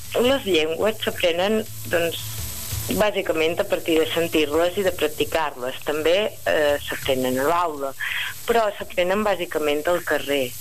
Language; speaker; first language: Catalan; native; Catalan